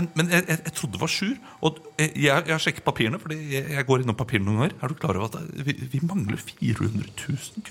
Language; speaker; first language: Norwegian; native; Norwegian